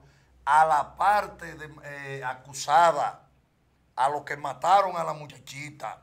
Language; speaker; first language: Spanish; native; Spanish